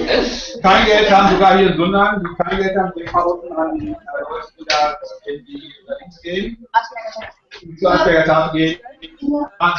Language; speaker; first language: German; native; German